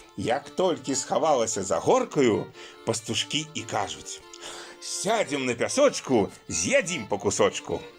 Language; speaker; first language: Belarusian; native; Belarusian